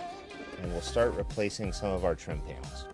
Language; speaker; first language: English; native; English